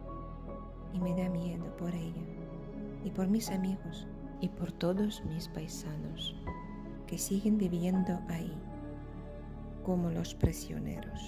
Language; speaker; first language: Spanish; non-native, fluent; Ukrainian